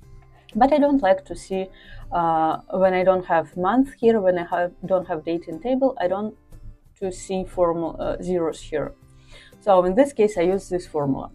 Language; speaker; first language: English; non-native, fluent; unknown